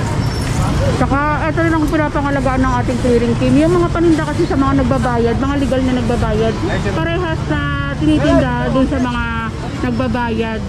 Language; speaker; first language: Filipino; native; Filipino